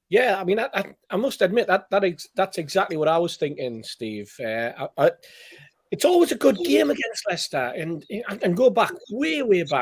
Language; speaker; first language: English; native; English